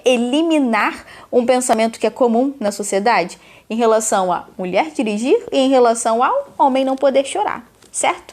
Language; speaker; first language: Portuguese; native; Portuguese